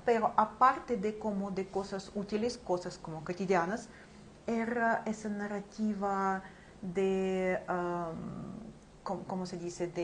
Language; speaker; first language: Spanish; non-native, fluent; Ukrainian